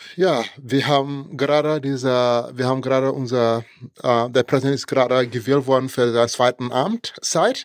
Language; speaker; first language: German; non-native, fluent; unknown